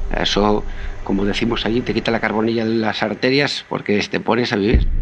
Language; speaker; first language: Spanish; native; Spanish